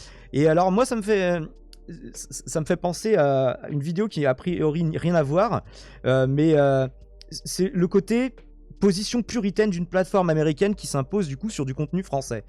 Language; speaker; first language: French; native; French